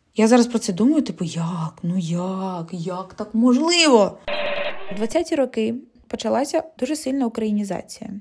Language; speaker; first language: Ukrainian; non-native, local second language; Russian